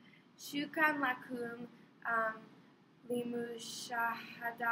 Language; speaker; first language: Arabic; non-native, learner; English